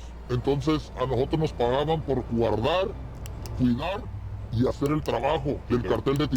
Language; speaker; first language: Spanish; native; Spanish